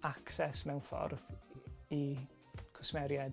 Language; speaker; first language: Welsh; native; Welsh